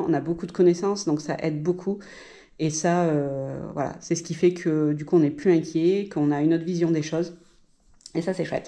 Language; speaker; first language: French; native; French